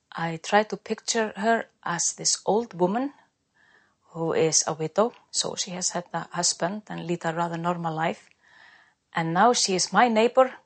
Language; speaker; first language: English; non-native, fluent; Icelandic